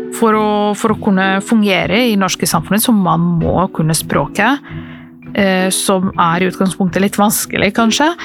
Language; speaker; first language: Norwegian; non-native, fluent; Serbian